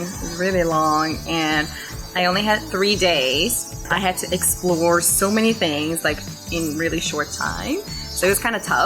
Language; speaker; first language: English; non-native, fluent; Persian